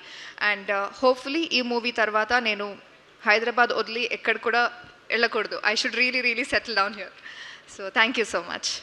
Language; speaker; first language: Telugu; non-native, learner; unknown